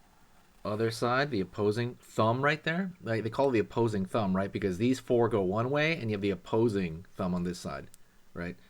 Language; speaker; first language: English; native; English